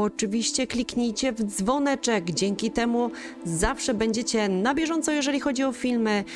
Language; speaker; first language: Polish; native; Polish